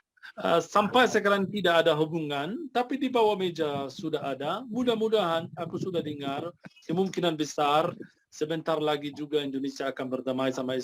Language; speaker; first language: Indonesian; non-native, fluent; Arabic